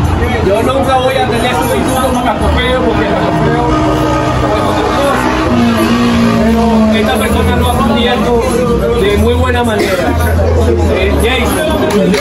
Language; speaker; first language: Spanish; native; Spanish